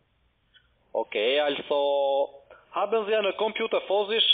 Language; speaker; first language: German; non-native, learner; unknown